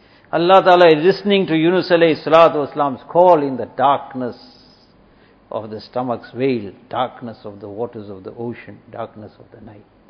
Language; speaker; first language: English; native; English